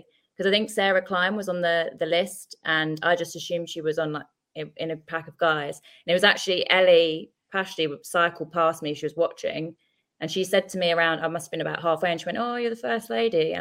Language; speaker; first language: English; native; English